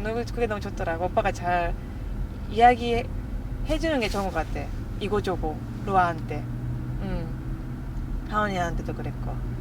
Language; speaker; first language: Korean; non-native, fluent; Japanese